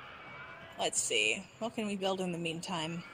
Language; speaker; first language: English; native; English